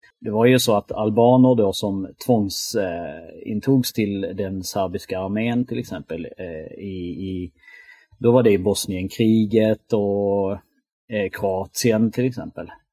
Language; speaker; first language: Swedish; early bilingual, other home language; Albanian